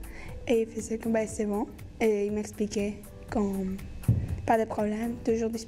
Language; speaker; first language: French; non-native, learner; Spanish